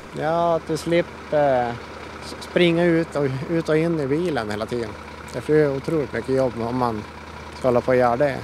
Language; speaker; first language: Swedish; native; Swedish